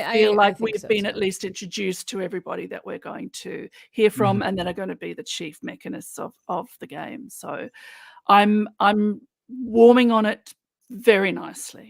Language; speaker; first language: English; native; English